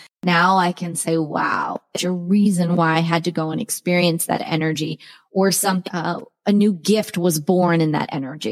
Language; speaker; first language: English; native; English